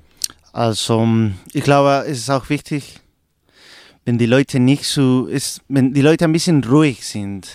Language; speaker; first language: German; non-native, learner; Spanish